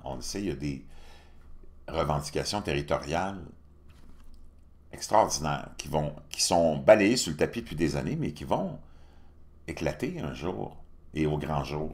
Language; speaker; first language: French; native; French